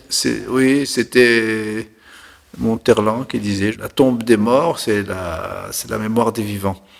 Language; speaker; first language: French; non-native, local second language; Arabic